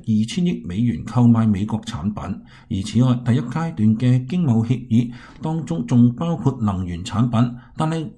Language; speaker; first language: Chinese; non-native, local second language; Cantonese